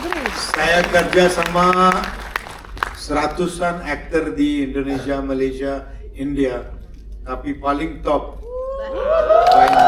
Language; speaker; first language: Indonesian; non-native, fluent; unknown